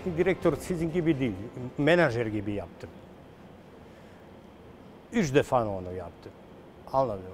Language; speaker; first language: Turkish; non-native, learner; Serbian